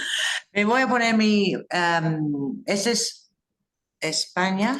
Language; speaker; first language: Spanish; non-native, fluent; English